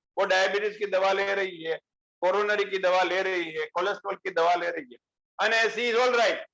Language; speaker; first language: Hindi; non-native, local second language; Gujarati